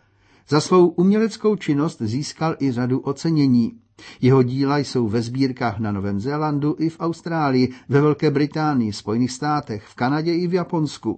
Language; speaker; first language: Czech; native; Czech